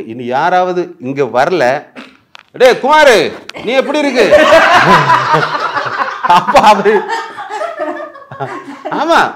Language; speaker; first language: Tamil; non-native, learner; Malayalam